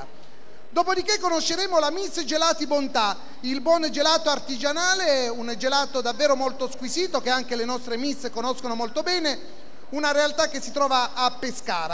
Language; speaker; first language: Italian; native; Italian